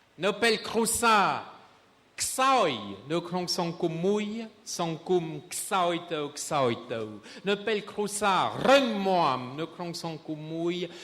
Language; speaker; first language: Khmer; non-native, fluent; French